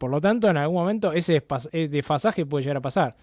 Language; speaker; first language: Spanish; native; Spanish